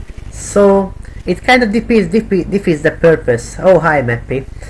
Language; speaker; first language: English; non-native, fluent; Hungarian